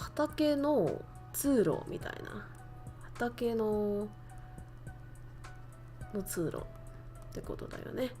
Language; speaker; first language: Japanese; non-native, fluent; Vietnamese